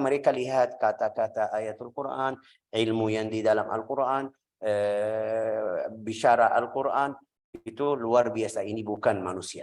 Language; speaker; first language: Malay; non-native, fluent; Arabic